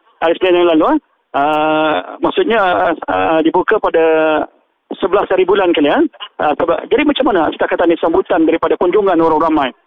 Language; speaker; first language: Malay; native; Malay